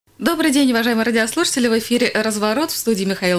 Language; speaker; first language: Russian; native; Russian